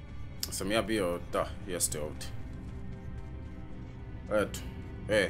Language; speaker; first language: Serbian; early bilingual, heritage; English